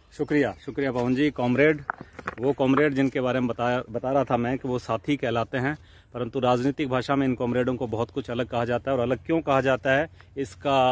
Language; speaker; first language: Hindi; native; Hindi